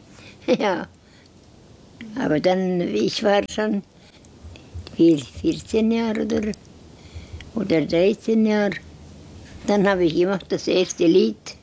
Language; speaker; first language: German; non-native, learner; Estonian